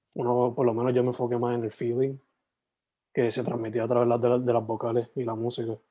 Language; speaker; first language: Spanish; native; Spanish